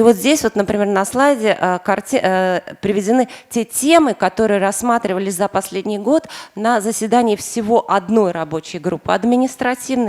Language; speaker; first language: Russian; native; Russian